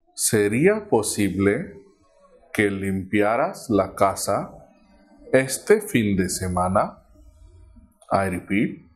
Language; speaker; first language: Spanish; non-native, fluent; Hindi